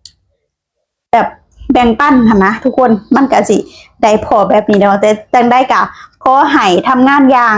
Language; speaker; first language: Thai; non-native, local second language; Lao